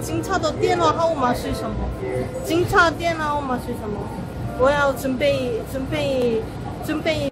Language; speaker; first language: Chinese; non-native, learner; Korean